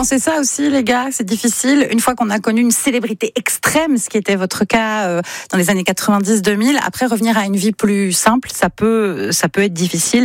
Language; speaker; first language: French; native; French